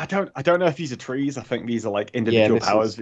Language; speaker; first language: English; native; English